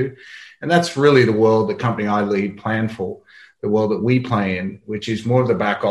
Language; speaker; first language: English; native; English